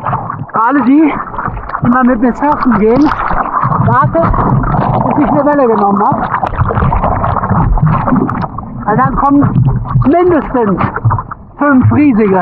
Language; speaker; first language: German; native; German